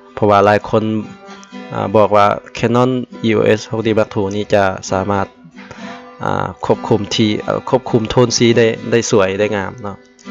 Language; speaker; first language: Lao; native; Lao